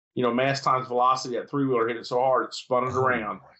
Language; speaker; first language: English; native; English